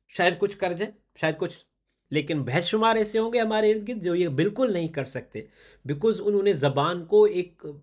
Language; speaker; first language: Urdu; non-native, local second language; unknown